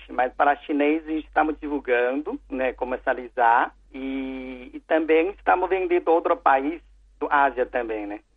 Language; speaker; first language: Portuguese; non-native, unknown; Chinese